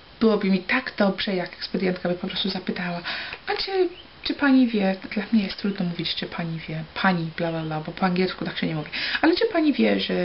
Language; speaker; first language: Polish; early bilingual, heritage; Polish